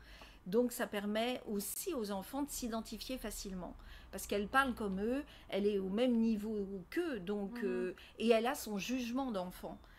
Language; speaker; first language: French; native; French